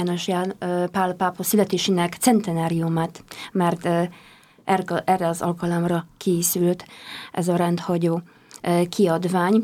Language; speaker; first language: Hungarian; non-native, fluent; Polish